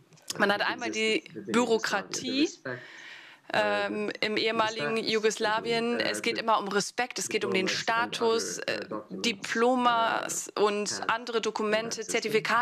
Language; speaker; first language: German; non-native, fluent; Russian